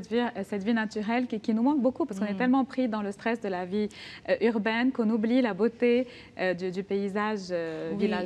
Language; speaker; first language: French; non-native, local second language; Arabic